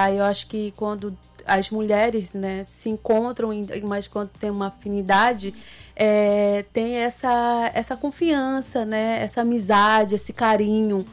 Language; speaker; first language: Portuguese; non-native, local second language; Ticuna